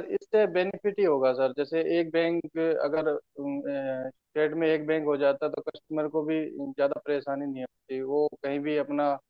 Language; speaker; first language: Hindi; native; Hindi